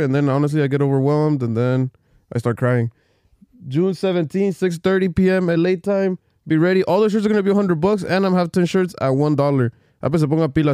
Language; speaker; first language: English; early bilingual, other home language; Spanish